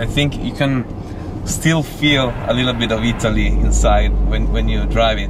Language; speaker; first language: English; non-native, fluent; Italian